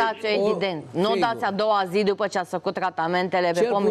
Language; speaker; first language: Romanian; native; Romanian